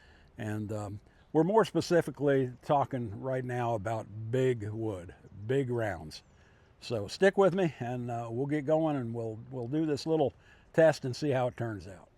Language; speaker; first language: English; native; English